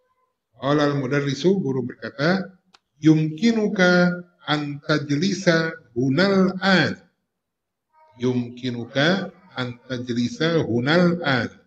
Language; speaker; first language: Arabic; non-native, fluent; Indonesian